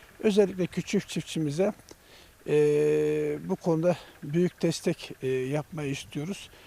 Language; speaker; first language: Turkish; native; Turkish